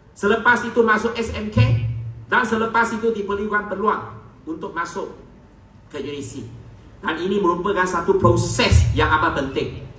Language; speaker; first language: Malay; non-native, local second language; Chinese